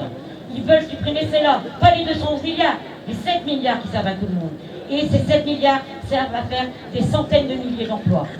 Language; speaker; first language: French; native; French